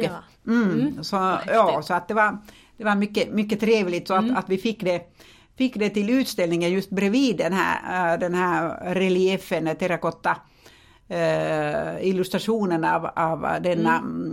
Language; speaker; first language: Swedish; non-native, fluent; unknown